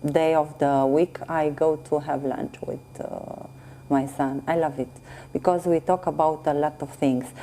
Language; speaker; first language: English; non-native, learner; Romanian